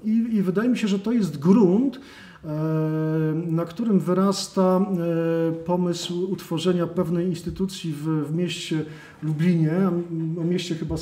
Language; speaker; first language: Polish; native; Polish